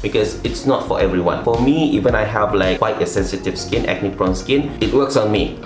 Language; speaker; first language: English; non-native, local second language; Malay